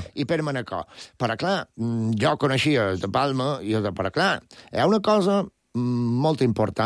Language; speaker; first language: Catalan; native; Catalan